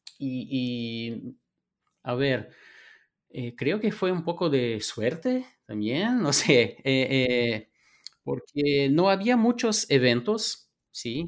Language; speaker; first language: Spanish; non-native, fluent; Portuguese